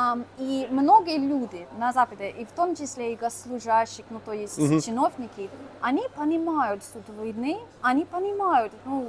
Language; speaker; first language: Russian; non-native, fluent; English